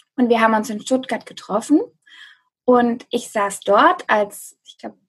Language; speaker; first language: German; native; German